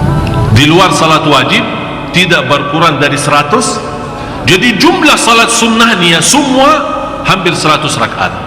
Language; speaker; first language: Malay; non-native, fluent; Arabic